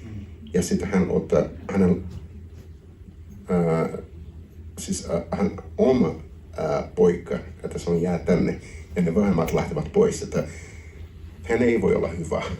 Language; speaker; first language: Finnish; non-native, learner; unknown